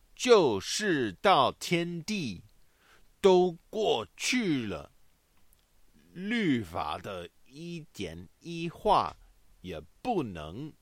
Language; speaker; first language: Chinese; non-native, learner; English